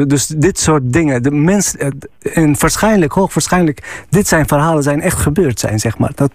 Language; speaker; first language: Dutch; non-native, fluent; Arabic